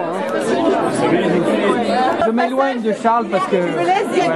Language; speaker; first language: French; native; French